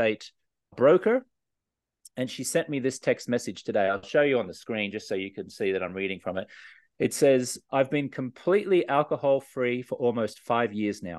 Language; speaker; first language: English; native; English